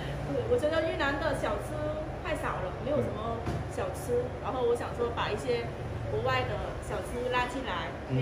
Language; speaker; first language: Chinese; non-native, fluent; Vietnamese